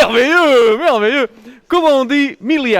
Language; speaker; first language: French; non-native, fluent; Portuguese